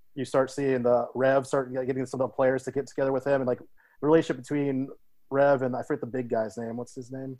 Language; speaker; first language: English; native; English